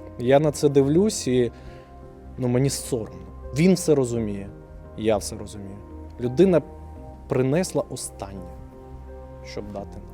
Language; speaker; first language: Ukrainian; native; Ukrainian